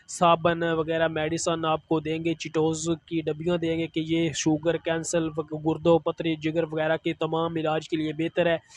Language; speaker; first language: Urdu; non-native, local second language; Punjabi